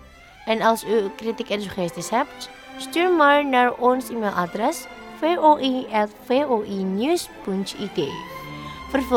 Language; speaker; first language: Dutch; non-native, fluent; Indonesian